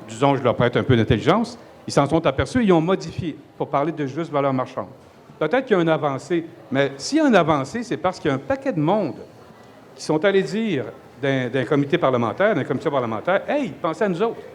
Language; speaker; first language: French; native; French